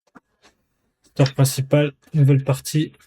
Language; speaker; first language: French; native; French